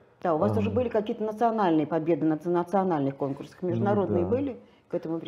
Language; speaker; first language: Russian; native; Russian